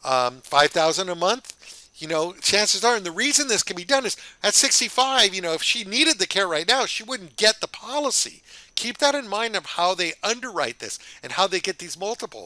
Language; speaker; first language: English; native; English